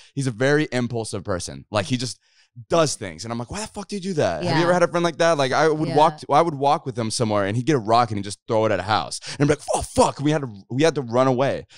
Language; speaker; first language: English; native; English